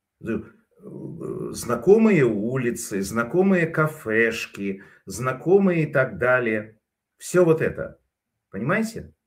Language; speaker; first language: Russian; native; Russian